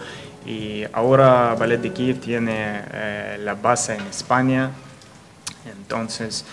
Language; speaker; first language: Spanish; non-native, learner; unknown